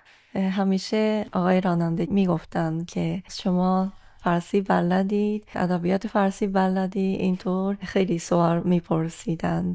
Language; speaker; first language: Persian; non-native, fluent; Japanese